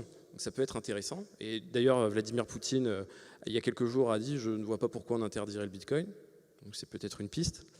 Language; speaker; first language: French; native; French